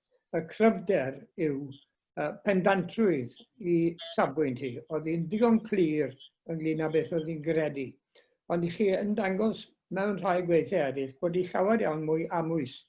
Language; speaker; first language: Welsh; native; Welsh